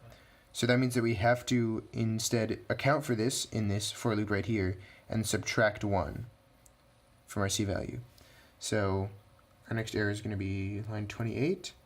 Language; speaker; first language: English; native; English